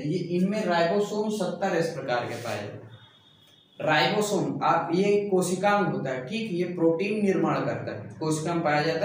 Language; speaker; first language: Hindi; native; Hindi